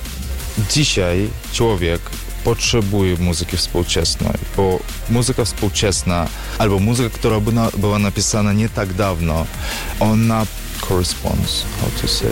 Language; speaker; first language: Polish; non-native, learner; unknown